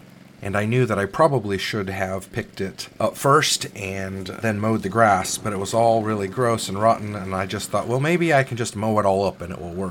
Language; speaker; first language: English; native; English